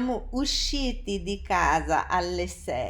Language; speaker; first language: Italian; non-native, fluent; English